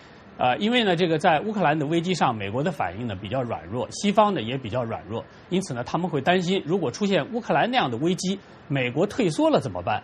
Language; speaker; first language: Chinese; native; Chinese